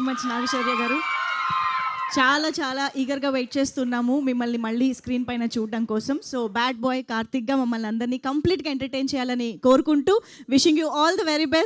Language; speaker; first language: Telugu; native; Telugu